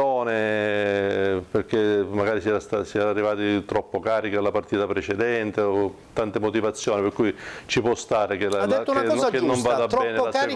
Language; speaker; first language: Italian; native; Italian